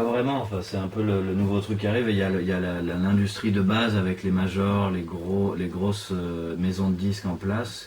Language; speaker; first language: French; native; French